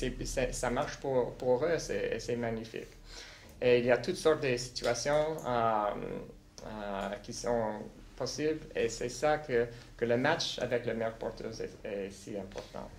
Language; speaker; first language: French; non-native, local second language; English